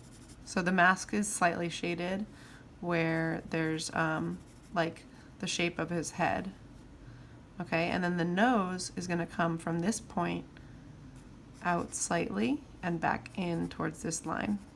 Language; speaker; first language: English; native; English